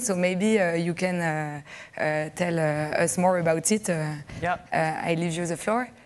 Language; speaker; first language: English; non-native, fluent; French